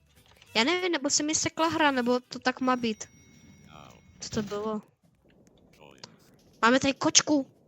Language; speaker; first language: Czech; early bilingual, other home language; Russian